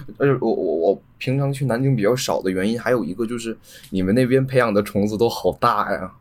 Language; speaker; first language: Chinese; native; Chinese